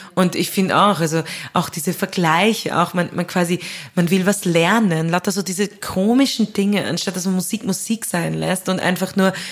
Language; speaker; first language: German; native; German